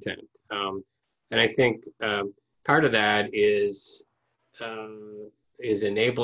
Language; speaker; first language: English; native; English